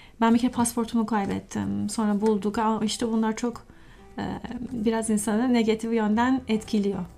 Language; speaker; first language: Turkish; non-native, fluent; Persian